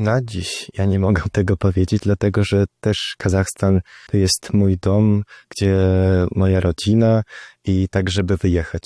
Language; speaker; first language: Polish; non-native, fluent; Russian